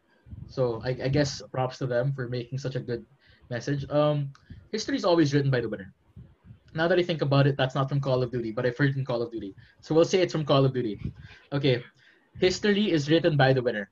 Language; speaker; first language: English; non-native, local second language; Filipino